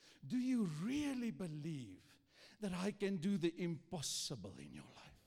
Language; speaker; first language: English; non-native, local second language; Afrikaans